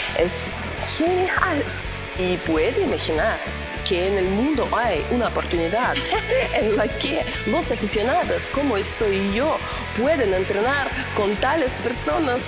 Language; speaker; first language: Spanish; non-native, learner; Russian